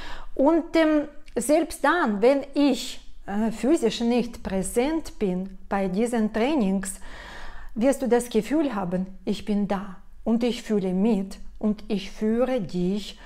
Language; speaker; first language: German; non-native, fluent; Russian